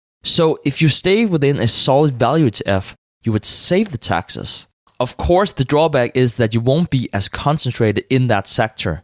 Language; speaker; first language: English; non-native, fluent; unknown